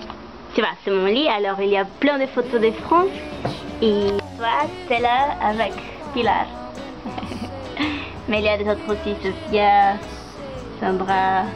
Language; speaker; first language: French; non-native, learner; Portuguese